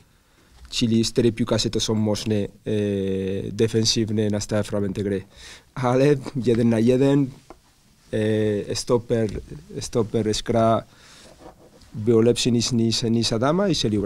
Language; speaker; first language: Polish; non-native, learner; Spanish